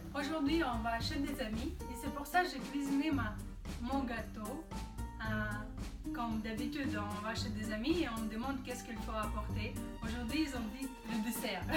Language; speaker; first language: French; non-native, fluent; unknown